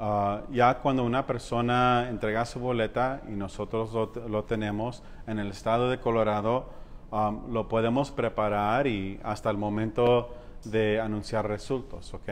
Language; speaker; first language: Spanish; early bilingual, heritage; Spanish